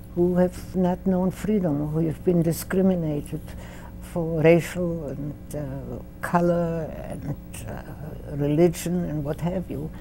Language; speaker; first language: English; non-native, fluent; Polish